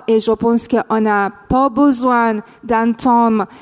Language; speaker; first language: French; non-native, fluent; Persian